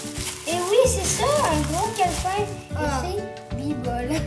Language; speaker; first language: French; native; French